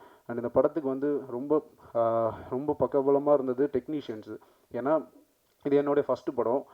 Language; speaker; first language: Tamil; native; Tamil